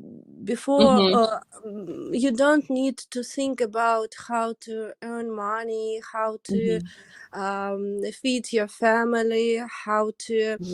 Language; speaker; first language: English; non-native, learner; Russian